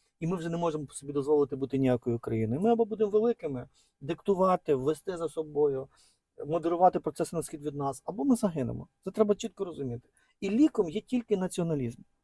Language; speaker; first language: Ukrainian; native; Ukrainian